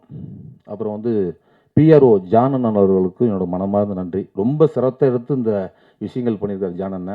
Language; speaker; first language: Tamil; native; Tamil